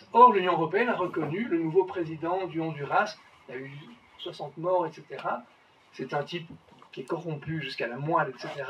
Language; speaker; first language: French; native; French